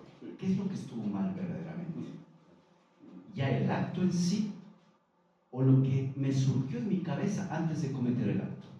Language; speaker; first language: Spanish; native; Spanish